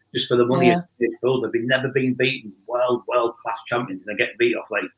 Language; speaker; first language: English; native; English